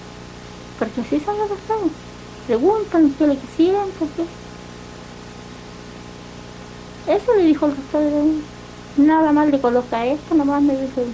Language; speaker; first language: Spanish; native; Spanish